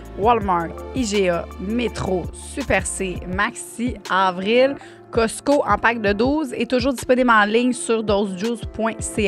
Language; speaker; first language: French; native; French